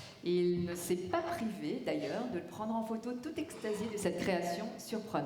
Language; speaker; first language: French; native; French